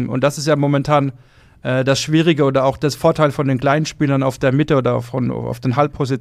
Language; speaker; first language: German; native; German